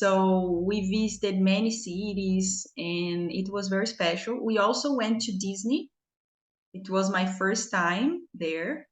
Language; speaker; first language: English; non-native, fluent; Portuguese